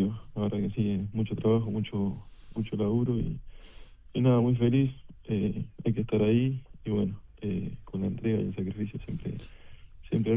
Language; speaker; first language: Spanish; native; Spanish